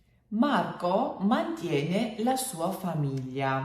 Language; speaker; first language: Italian; non-native, fluent; Georgian